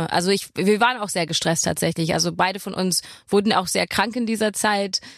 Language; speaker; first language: German; non-native, fluent; English